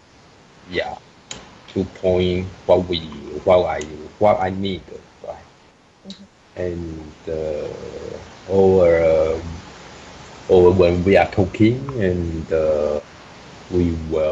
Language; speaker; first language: English; non-native, learner; Chinese